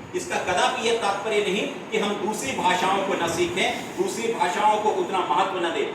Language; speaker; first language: Hindi; non-native, local second language; Kannada